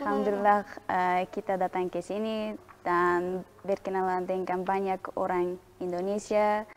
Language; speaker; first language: Indonesian; non-native, learner; Uzbek